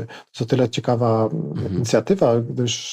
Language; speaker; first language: Polish; native; Polish